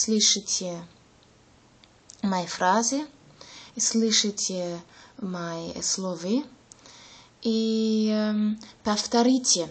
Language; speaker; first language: Russian; non-native, learner; German